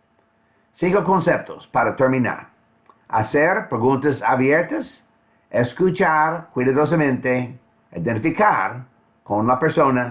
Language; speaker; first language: Spanish; non-native, fluent; English